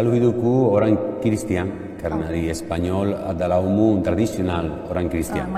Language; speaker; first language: Indonesian; non-native, learner; Spanish